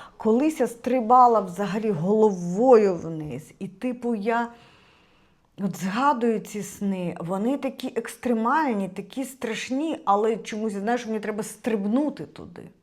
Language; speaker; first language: Ukrainian; non-native, local second language; Russian